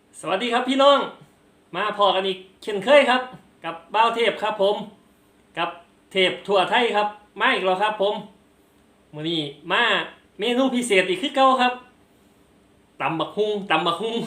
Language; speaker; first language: Thai; non-native, local second language; Lao